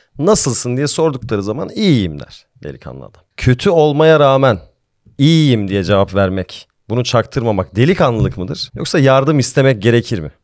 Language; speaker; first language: Turkish; early bilingual, heritage; Turkish